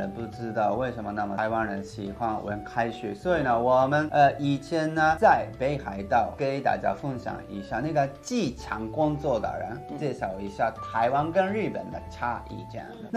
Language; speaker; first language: Chinese; non-native, fluent; Japanese